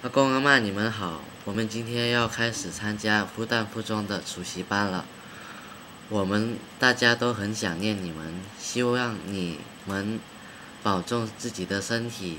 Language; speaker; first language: Chinese; non-native, learner; Thai